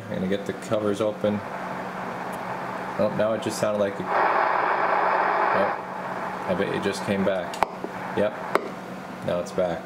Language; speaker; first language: English; native; English